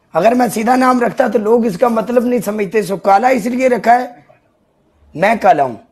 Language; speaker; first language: Urdu; native; Urdu